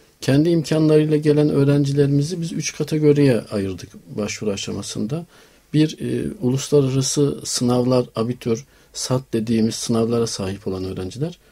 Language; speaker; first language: Turkish; native; Turkish